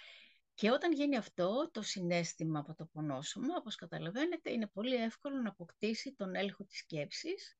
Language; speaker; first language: Greek; native; Greek